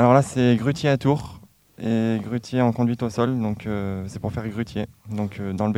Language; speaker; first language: French; native; French